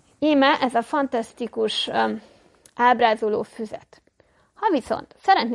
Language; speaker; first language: Hungarian; native; Hungarian